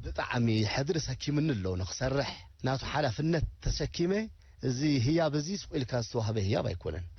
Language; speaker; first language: Tigrinya; native; Tigrinya